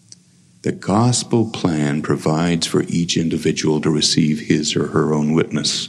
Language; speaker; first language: English; native; English